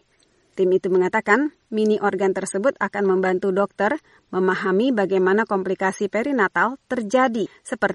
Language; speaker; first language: Indonesian; native; Indonesian